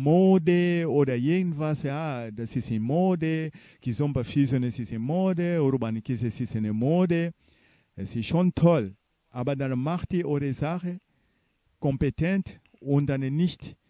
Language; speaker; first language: German; non-native, fluent; Portuguese